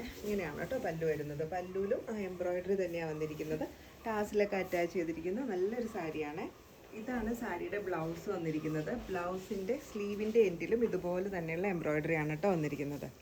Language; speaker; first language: Malayalam; native; Malayalam